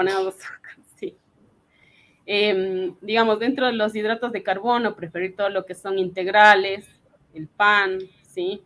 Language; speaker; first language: Spanish; native; Spanish